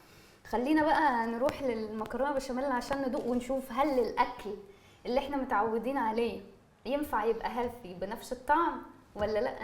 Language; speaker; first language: Arabic; native; Arabic